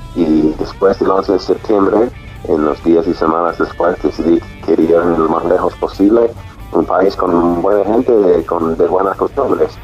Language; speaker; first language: Spanish; non-native, fluent; English